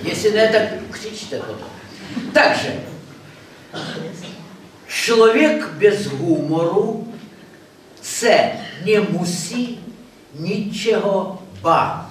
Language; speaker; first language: Czech; non-native, learner; Russian